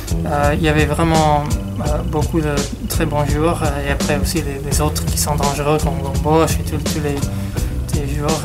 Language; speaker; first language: French; non-native, fluent; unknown